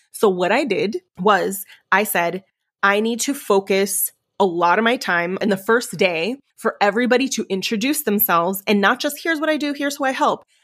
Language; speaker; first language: English; early bilingual, other home language; Spanish